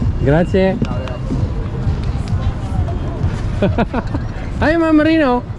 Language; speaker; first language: Italian; non-native, learner; Filipino